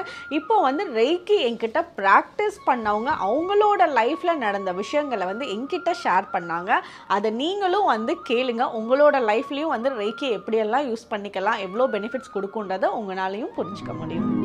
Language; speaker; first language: Tamil; native; Tamil